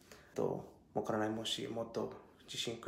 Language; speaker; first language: Japanese; non-native, learner; English